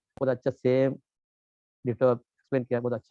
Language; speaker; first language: Hindi; non-native, local second language; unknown